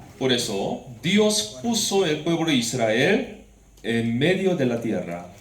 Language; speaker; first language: Spanish; non-native, fluent; Korean